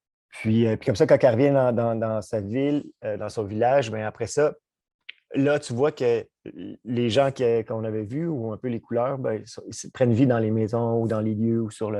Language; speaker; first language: French; native; French